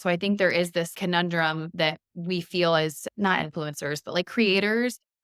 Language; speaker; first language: English; native; English